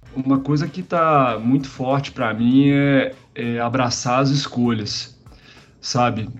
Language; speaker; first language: Portuguese; native; Portuguese